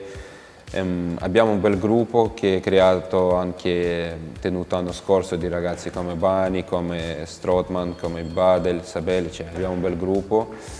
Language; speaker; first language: Italian; non-native, fluent; Ukrainian